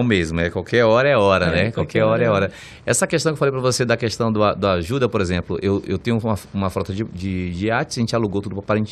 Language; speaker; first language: Portuguese; native; Portuguese